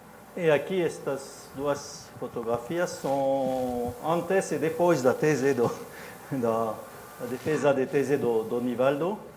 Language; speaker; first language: Portuguese; non-native, fluent; French